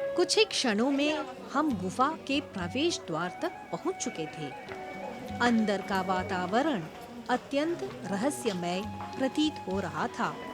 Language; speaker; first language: Hindi; non-native, local second language; Morisyen